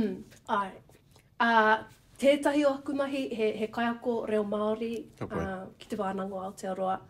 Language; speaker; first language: Māori; non-native, local second language; English